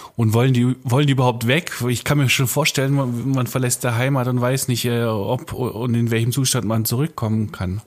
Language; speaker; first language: German; native; German